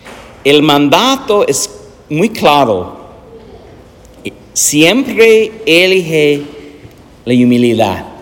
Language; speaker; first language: Spanish; non-native, learner; English